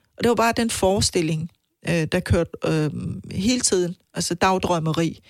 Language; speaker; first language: Danish; non-native, fluent; Persian